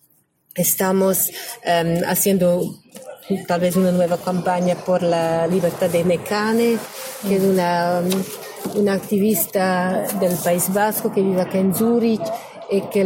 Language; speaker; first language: Spanish; non-native, learner; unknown